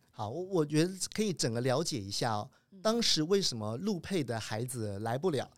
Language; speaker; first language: Chinese; native; Chinese